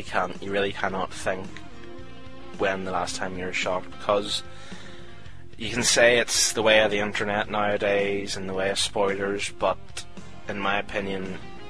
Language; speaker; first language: English; native; English